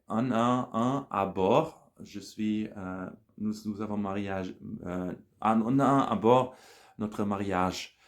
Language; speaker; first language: French; non-native, learner; German